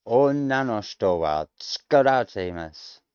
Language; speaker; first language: Japanese; non-native, learner; English